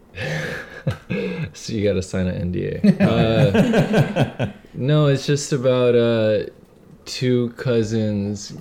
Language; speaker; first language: English; native; English